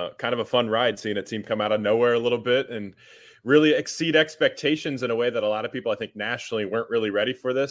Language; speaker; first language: English; native; English